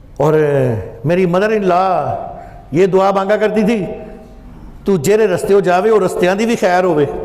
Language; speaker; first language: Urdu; non-native, local second language; Punjabi